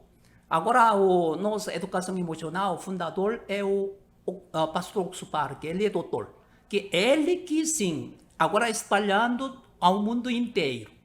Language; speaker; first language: Portuguese; non-native, learner; Korean